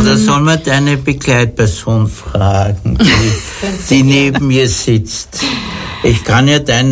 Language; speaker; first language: German; native; German